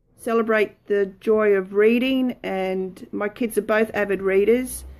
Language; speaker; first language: English; native; English